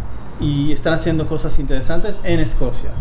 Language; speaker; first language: Spanish; non-native, fluent; English